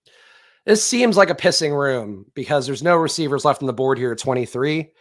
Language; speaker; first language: English; native; English